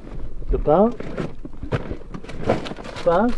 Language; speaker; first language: French; non-native, learner; Central Atlas Tamazight